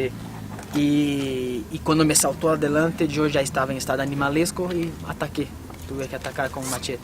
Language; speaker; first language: Spanish; non-native, fluent; Portuguese